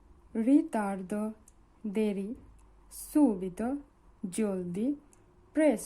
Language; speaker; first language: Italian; non-native, learner; Bangla